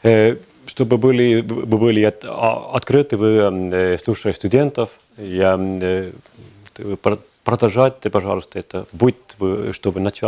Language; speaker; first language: Russian; non-native, learner; Estonian